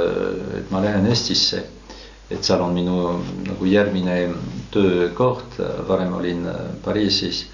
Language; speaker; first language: Estonian; non-native, fluent; French